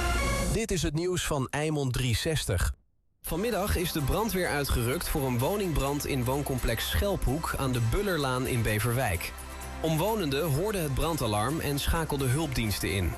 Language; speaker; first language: Dutch; native; Dutch